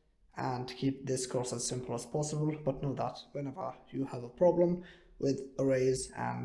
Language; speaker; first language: English; non-native, fluent; Arabic